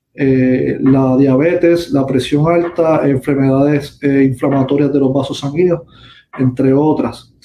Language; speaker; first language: Spanish; native; Spanish